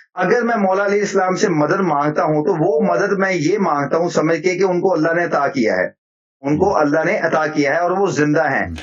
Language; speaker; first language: Urdu; non-native, local second language; Punjabi